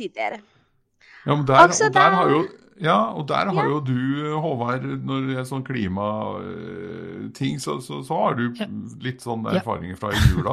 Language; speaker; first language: Norwegian; native; Norwegian